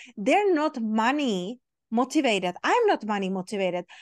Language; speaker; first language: English; non-native, fluent; Czech